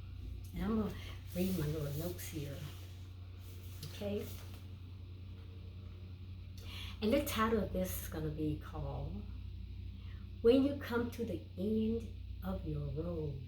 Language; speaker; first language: English; native; English